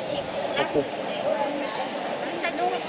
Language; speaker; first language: Korean; non-native, learner; Vietnamese